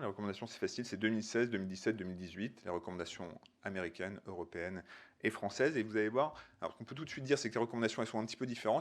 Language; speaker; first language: French; native; French